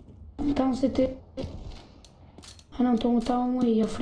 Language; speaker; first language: Portuguese; native; Portuguese